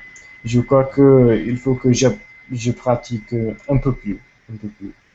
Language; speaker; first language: French; non-native, learner; English